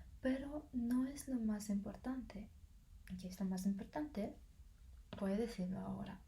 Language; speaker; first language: Spanish; non-native, fluent; Russian